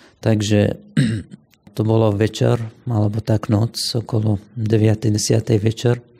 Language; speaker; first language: Slovak; non-native, fluent; Assyrian Neo-Aramaic